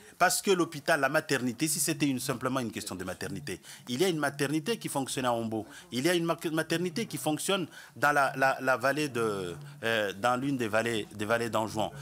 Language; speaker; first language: French; non-native, local second language; Comorian